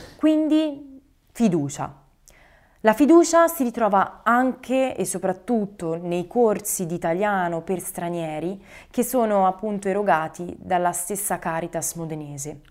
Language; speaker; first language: Italian; native; Italian